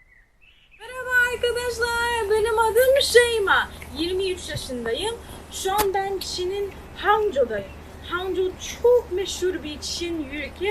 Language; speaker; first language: Turkish; non-native, learner; Chinese